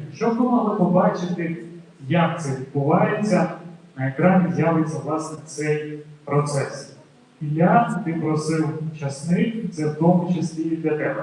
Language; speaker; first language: Ukrainian; native; Ukrainian